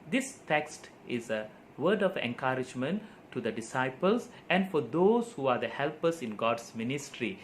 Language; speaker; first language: English; non-native, local second language; Tamil